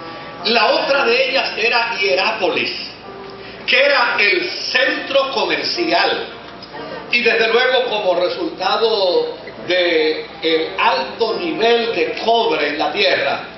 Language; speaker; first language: Spanish; native; Spanish